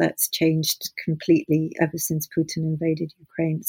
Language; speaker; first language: English; native; English